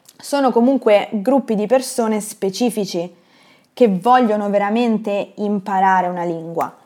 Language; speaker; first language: Italian; native; Italian